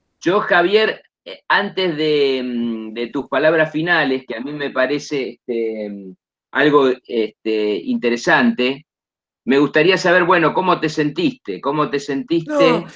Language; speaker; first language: Spanish; native; Spanish